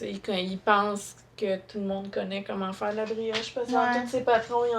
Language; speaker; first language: French; native; French